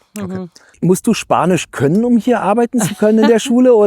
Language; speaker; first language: German; native; German